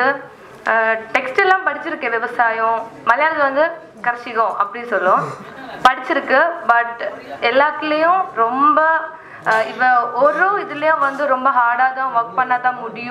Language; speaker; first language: Tamil; non-native, learner; Malayalam